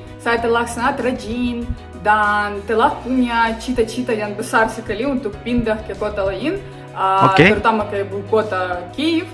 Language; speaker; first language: Indonesian; non-native, learner; Ukrainian